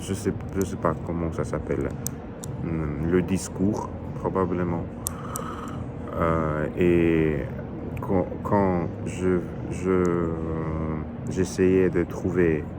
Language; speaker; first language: French; non-native, learner; Russian